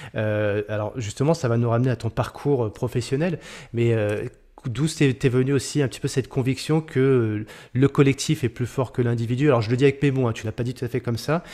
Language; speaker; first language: French; native; French